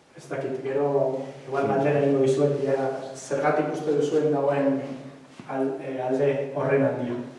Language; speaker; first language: Basque; native; Basque